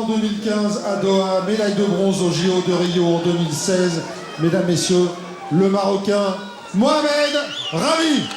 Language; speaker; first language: French; native; French